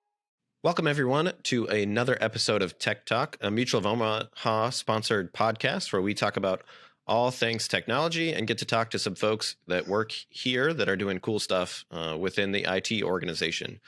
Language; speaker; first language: English; native; English